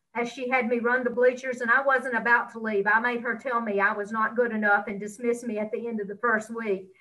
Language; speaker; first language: English; native; English